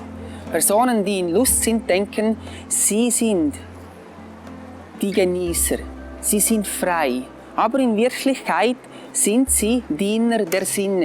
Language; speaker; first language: German; non-native, fluent; English